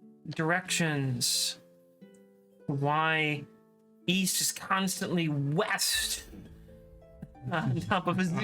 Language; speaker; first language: English; native; English